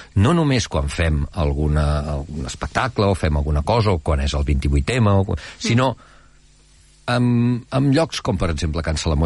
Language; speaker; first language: Catalan; native; Catalan